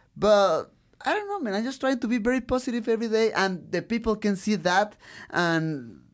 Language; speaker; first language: English; non-native, learner; Spanish